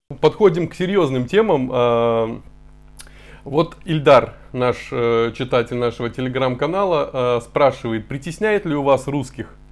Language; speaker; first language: Russian; native; Russian